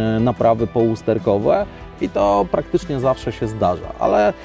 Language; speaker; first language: Polish; native; Polish